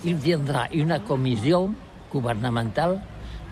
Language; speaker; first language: French; non-native, learner; Catalan